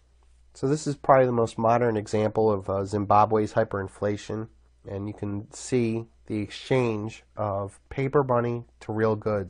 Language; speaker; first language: English; native; English